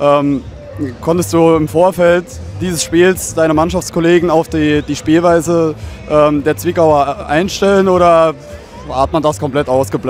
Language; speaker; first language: German; native; German